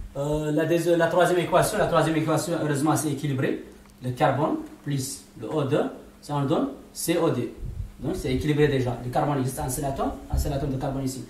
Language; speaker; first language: French; non-native, local second language; Arabic